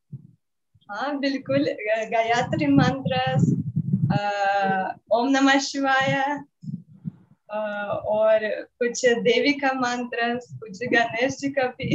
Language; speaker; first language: Hindi; non-native, learner; Russian